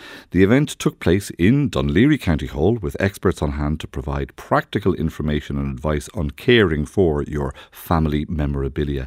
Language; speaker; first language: English; native; English